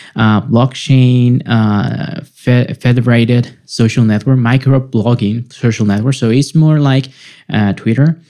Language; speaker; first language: English; non-native, fluent; Spanish